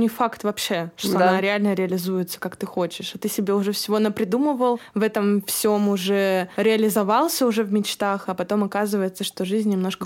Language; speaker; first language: Russian; native; Russian